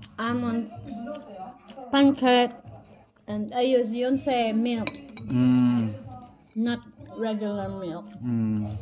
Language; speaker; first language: English; non-native, local second language; Cebuano